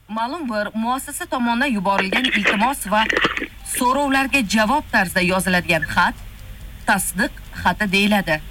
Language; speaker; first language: Uzbek; native; Uzbek